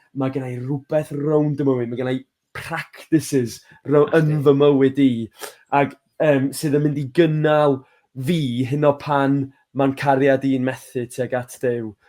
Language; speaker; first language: Welsh; native; Welsh